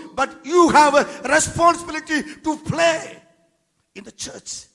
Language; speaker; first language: English; non-native, local second language; Tamil